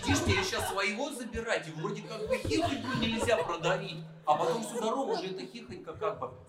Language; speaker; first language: Russian; native; Russian